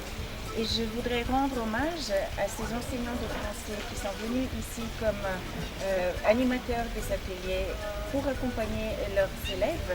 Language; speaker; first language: French; non-native, fluent; Bulgarian